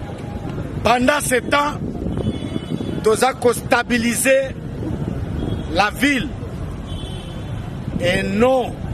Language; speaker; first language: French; non-native, local second language; Lingala